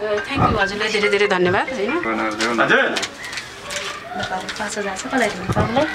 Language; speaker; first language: Nepali; native; Nepali